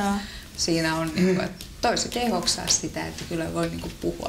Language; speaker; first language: Finnish; native; Finnish